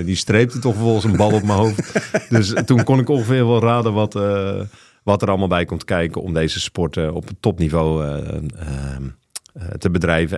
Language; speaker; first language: Dutch; native; Dutch